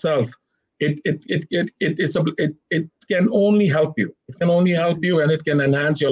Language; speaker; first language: English; non-native, local second language; Hindi